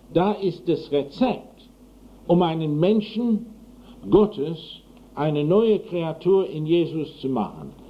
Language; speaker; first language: German; non-native, fluent; English